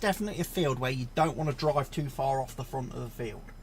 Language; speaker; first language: English; native; English